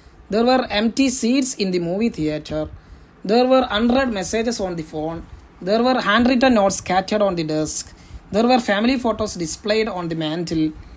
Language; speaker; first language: English; non-native, local second language; Malayalam